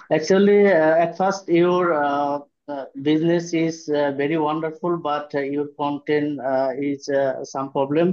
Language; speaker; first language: English; non-native, learner; Bangla